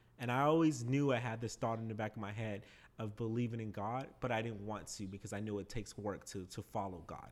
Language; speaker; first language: English; native; English